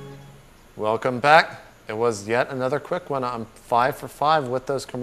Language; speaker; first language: English; native; English